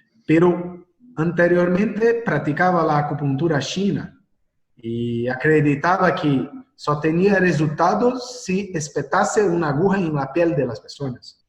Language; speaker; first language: Spanish; non-native, learner; Portuguese